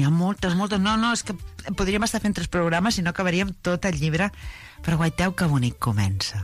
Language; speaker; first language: Catalan; native; Catalan